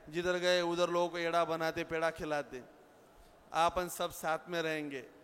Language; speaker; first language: Hindi; non-native, local second language; Marathi